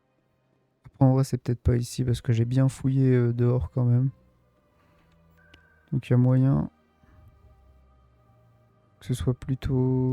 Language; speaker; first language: French; native; French